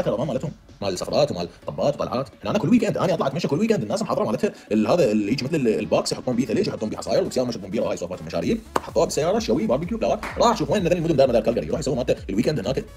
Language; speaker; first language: Arabic; native; Arabic